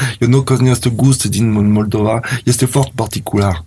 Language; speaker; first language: Romanian; non-native, learner; French